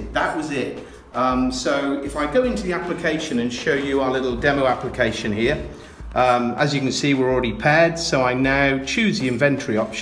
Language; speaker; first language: English; native; English